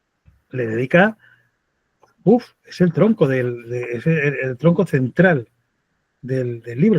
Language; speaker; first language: Spanish; native; Spanish